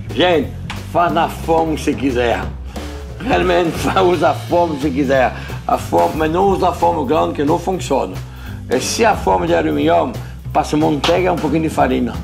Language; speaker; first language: Portuguese; non-native, fluent; French